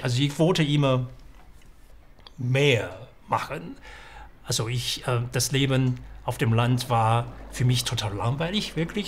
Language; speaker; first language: German; non-native, fluent; Chinese